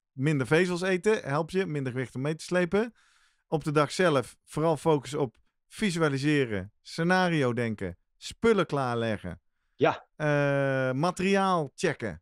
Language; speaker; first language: Dutch; native; Dutch